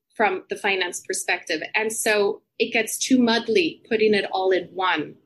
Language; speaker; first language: English; non-native, fluent; Spanish